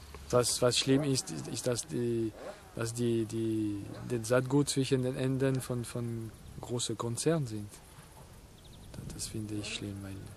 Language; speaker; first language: German; non-native, fluent; French